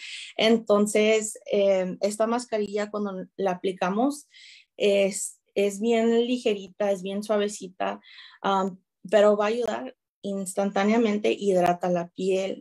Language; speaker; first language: Spanish; early bilingual, heritage; Spanish